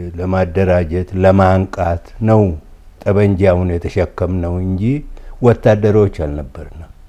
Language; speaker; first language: Amharic; non-native, local second language; Oromo